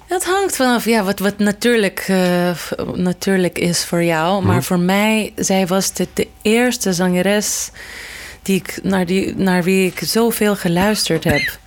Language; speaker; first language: Dutch; non-native, fluent; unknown